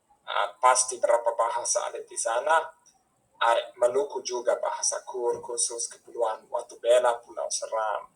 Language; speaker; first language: Indonesian; non-native, fluent; English